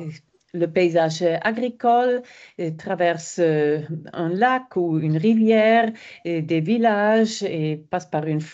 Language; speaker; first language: French; non-native, fluent; German